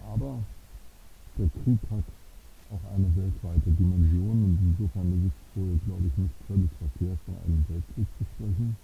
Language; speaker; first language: German; native; German